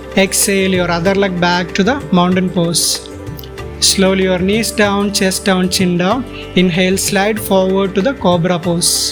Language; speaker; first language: English; non-native, local second language; Malayalam